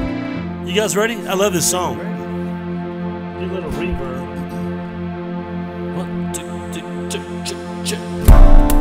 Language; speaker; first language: English; native; English